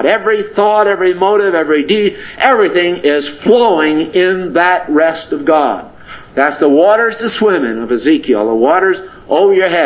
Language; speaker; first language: English; native; English